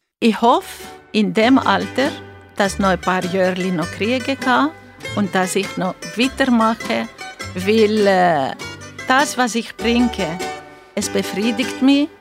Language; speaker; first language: German; non-native, fluent; Greek